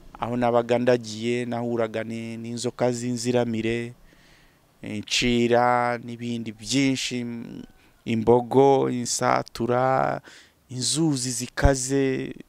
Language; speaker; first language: Kinyarwanda; early bilingual, heritage; Kinyarwanda